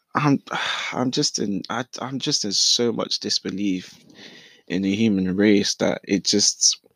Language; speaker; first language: English; early bilingual, other home language; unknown